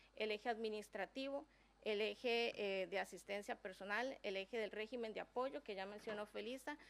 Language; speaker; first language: Spanish; native; Spanish